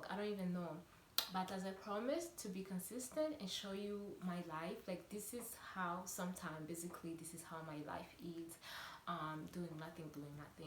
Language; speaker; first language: English; non-native, local second language; Kinyarwanda